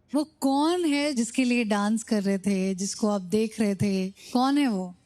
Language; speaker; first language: Hindi; native; Hindi